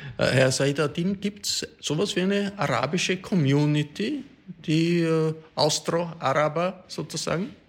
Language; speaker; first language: German; native; German